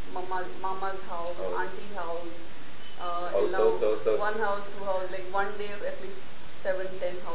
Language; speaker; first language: Tamil; non-native, learner; Gujarati